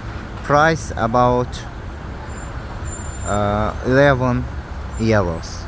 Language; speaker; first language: English; non-native, learner; Azerbaijani